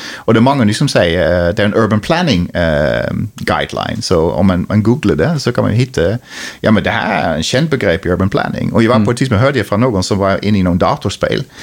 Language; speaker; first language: Swedish; non-native, fluent; Dutch